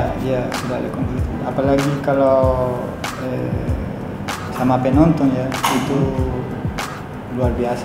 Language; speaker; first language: Indonesian; non-native, fluent; Spanish